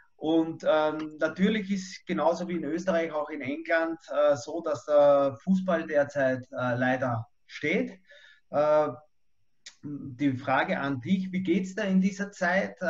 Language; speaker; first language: German; native; German